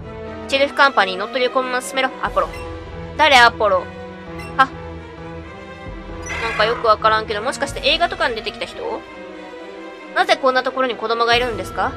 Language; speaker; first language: Japanese; native; Japanese